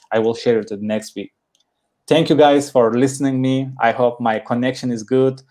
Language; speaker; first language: English; non-native, learner; Turkish